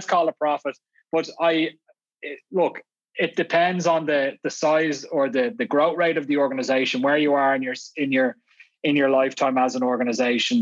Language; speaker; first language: English; native; English